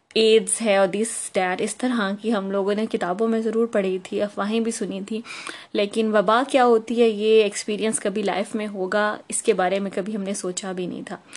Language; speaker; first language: Urdu; native; Urdu